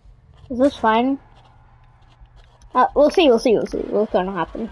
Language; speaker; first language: English; native; English